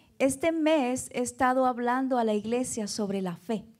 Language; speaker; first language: Spanish; native; Spanish